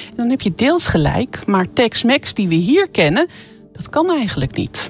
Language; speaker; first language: Dutch; native; Dutch